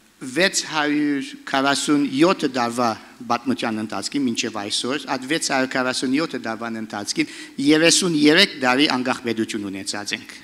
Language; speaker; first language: Armenian; early bilingual, heritage; Armenian